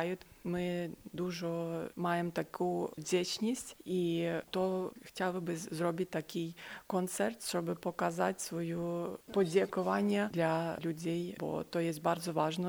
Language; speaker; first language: Polish; non-native, learner; Ukrainian